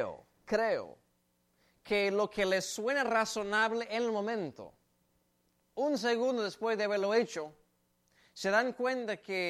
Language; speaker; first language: Spanish; native; Spanish